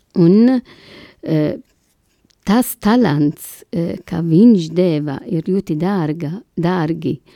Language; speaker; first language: Latvian; non-native, learner; Italian